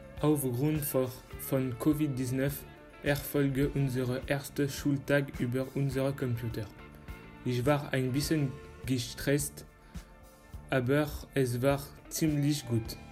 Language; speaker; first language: German; non-native, learner; French